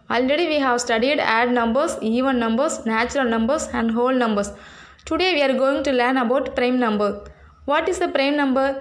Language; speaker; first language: English; non-native, local second language; Tamil